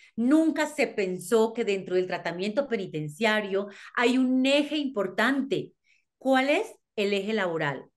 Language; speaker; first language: Spanish; native; Spanish